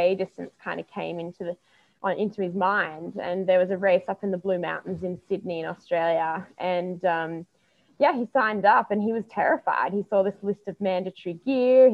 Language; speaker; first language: English; native; English